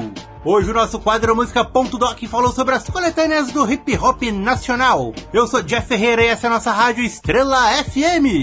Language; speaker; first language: Portuguese; native; Portuguese